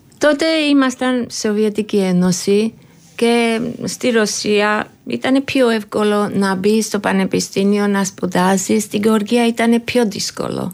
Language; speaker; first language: Greek; non-native, learner; Georgian